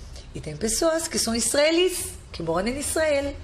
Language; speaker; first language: Portuguese; non-native, fluent; Hebrew